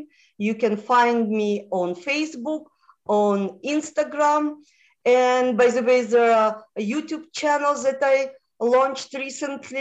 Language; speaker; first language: English; non-native, fluent; Russian